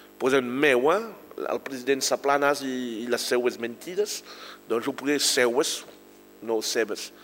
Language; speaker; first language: Catalan; non-native, local second language; French